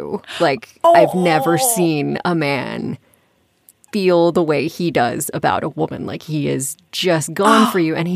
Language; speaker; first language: English; native; English